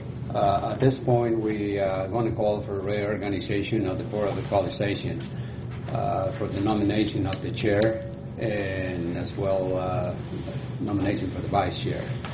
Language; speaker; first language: English; native; English